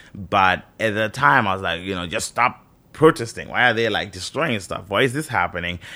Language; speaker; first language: English; non-native, local second language; Shona